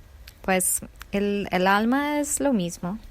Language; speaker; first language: Spanish; non-native, fluent; English